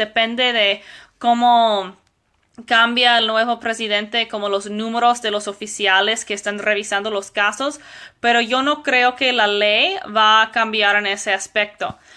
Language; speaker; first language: Spanish; non-native, fluent; English